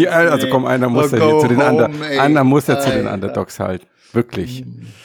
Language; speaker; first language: German; native; German